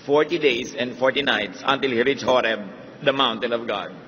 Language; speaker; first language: English; non-native, local second language; Filipino